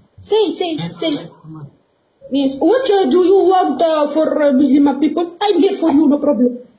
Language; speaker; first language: English; non-native, learner; Arabic